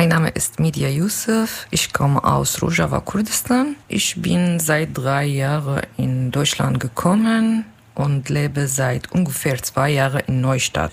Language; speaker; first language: German; non-native, learner; Kurdish